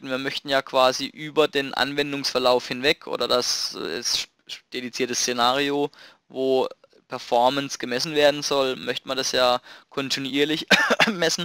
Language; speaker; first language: German; native; German